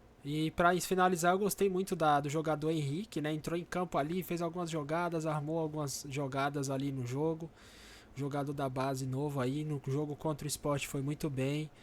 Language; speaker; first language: Portuguese; native; Portuguese